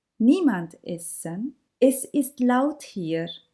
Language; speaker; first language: German; non-native, learner; Turkish